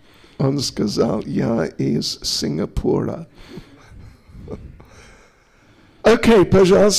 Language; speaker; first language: Russian; non-native, learner; English